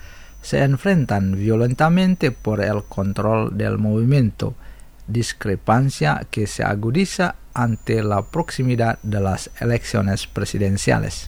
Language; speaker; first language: Spanish; non-native, fluent; Indonesian